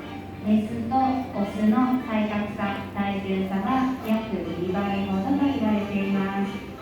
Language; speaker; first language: Japanese; native; Japanese